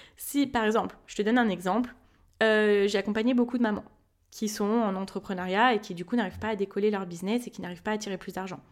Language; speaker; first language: French; native; French